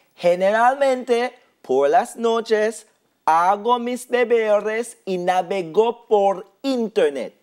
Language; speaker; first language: Spanish; non-native, fluent; English